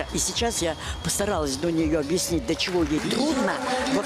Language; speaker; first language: Russian; native; Russian